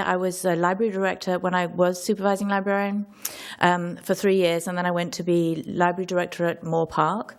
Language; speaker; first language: English; native; English